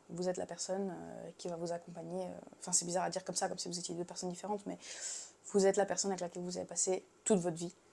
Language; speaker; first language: French; native; French